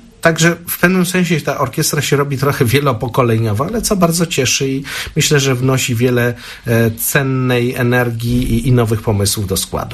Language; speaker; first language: Polish; native; Polish